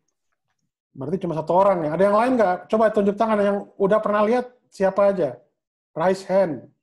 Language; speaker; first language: Indonesian; native; Indonesian